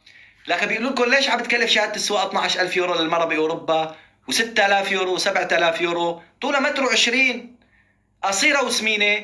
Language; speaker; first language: Arabic; native; Arabic